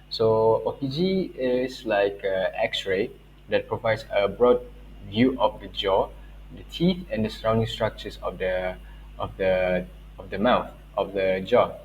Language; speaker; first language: English; non-native, local second language; Malay